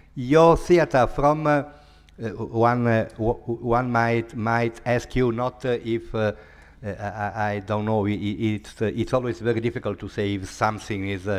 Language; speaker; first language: English; non-native, fluent; Italian